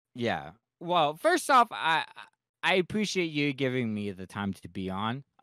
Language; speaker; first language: English; native; English